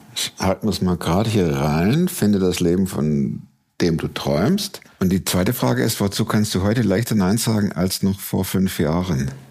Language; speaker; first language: German; native; German